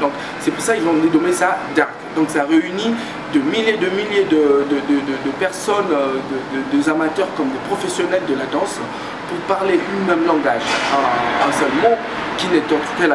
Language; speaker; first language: French; non-native, local second language; Luba-Lulua